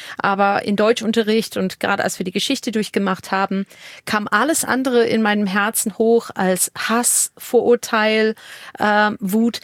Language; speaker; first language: German; non-native, fluent; English